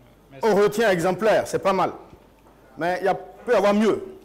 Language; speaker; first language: French; non-native, local second language; Mossi